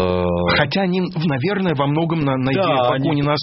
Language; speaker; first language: Russian; native; Russian